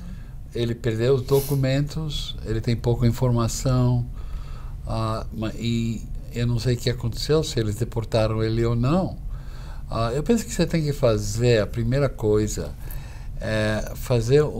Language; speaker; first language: Portuguese; non-native, fluent; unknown